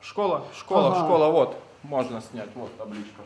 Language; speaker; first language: Russian; native; Russian